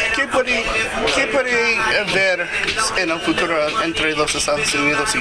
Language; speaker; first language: Spanish; non-native, learner; English